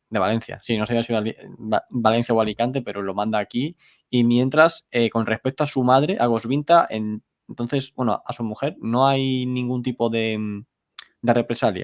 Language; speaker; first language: Spanish; native; Spanish